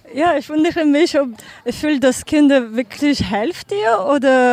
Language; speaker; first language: German; non-native, learner; Ukrainian